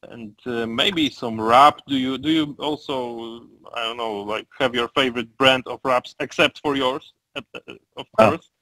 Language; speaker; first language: English; non-native, fluent; Polish